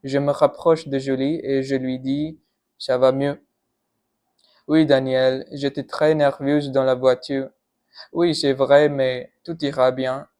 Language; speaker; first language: French; non-native, learner; Punjabi